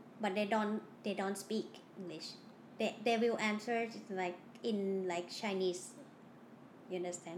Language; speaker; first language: English; non-native, learner; Thai